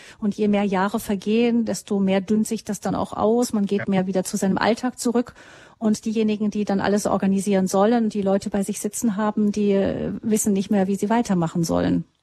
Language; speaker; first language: German; native; German